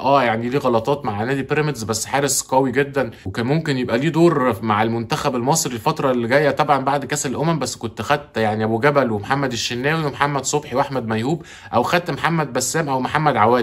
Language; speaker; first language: Arabic; native; Arabic